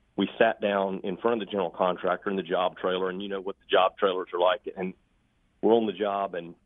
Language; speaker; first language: English; native; English